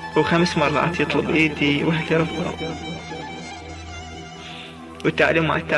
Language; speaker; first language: Arabic; native; Arabic